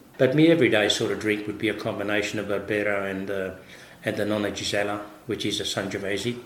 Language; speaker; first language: English; early bilingual, other home language; Italian